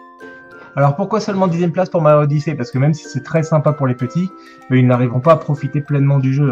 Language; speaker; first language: French; native; French